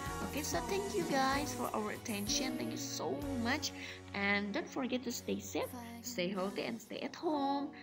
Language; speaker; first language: English; non-native, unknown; Indonesian